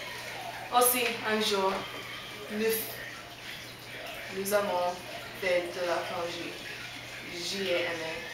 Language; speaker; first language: French; non-native, learner; English